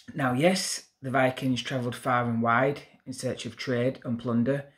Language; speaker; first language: English; native; English